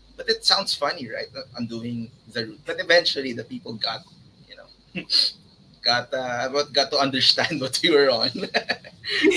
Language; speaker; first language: English; non-native, local second language; Filipino